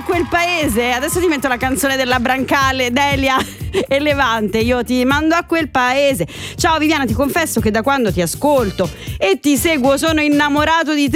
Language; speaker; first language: Italian; native; Italian